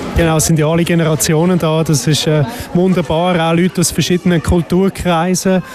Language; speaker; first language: German; native; German